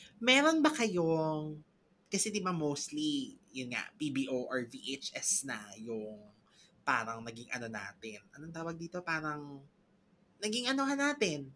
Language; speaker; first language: Filipino; native; Filipino